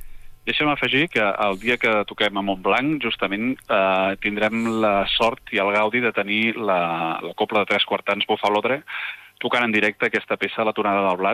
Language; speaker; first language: Catalan; native; Catalan